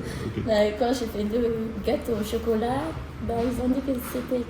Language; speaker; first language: French; non-native, learner; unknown